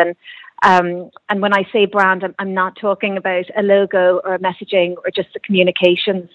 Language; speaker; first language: English; native; English